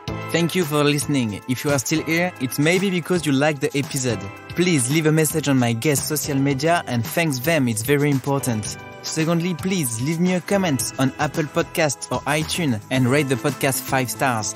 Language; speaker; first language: English; non-native, fluent; French